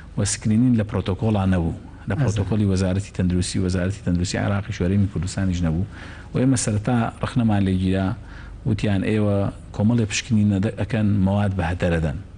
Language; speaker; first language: Central Kurdish; native; Central Kurdish